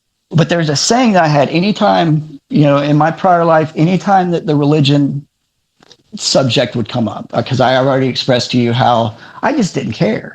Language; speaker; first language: English; native; English